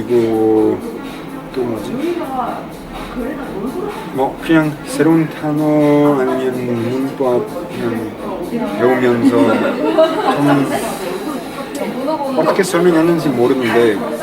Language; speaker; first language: Korean; non-native, learner; English